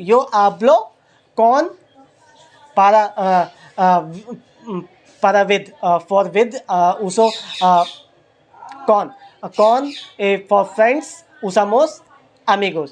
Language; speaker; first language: Spanish; non-native, learner; Hindi